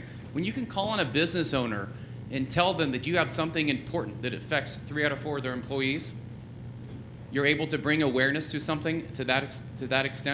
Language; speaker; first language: English; native; English